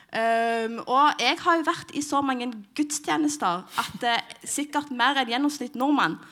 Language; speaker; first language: Norwegian; early bilingual, other home language; Somali